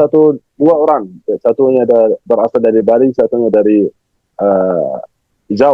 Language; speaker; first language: Indonesian; non-native, fluent; Arabic